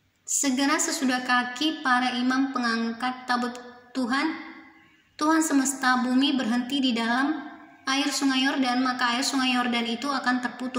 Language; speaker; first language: Indonesian; native; Indonesian